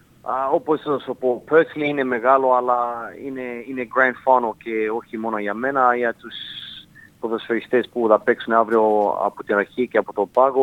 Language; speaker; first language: Greek; early bilingual, heritage; Greek